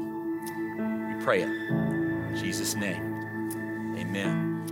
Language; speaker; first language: English; native; English